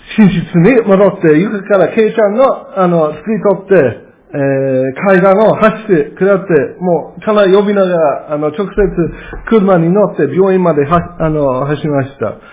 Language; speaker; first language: Japanese; non-native, fluent; English